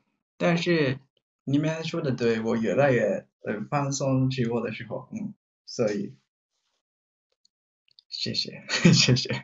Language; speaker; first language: Chinese; non-native, learner; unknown